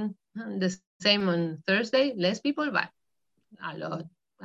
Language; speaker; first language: English; non-native, fluent; Spanish